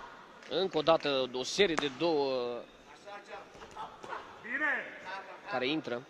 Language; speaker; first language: Romanian; native; Romanian